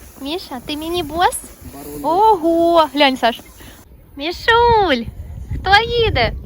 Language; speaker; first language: Ukrainian; non-native, local second language; Russian